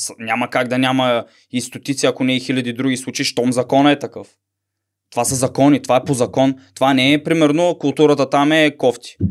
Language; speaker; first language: Bulgarian; native; Bulgarian